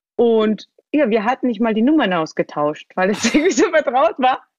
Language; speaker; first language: German; early bilingual, other home language; Georgian